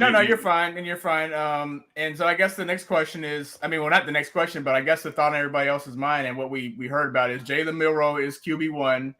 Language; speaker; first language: English; native; English